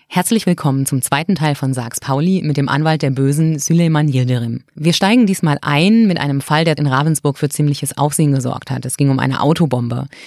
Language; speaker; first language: German; native; German